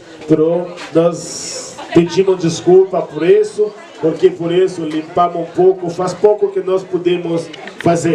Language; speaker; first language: Portuguese; non-native, learner; Haitian Creole